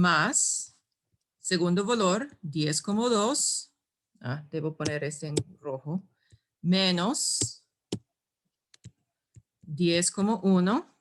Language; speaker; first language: Spanish; non-native, fluent; English